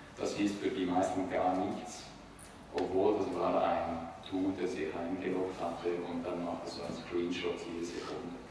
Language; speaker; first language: German; non-native, fluent; Italian